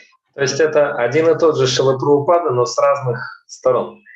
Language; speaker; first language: Russian; native; Russian